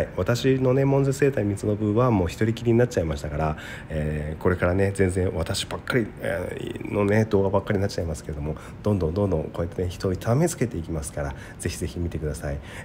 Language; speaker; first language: Japanese; native; Japanese